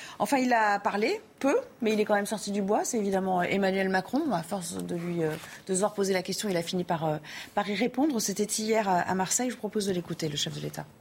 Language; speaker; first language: French; native; French